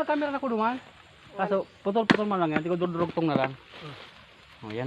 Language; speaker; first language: Filipino; non-native, local second language; Bikol